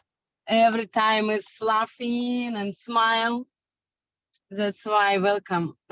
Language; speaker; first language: English; non-native, learner; Russian